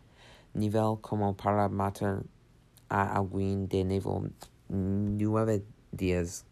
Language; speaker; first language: Spanish; non-native, learner; English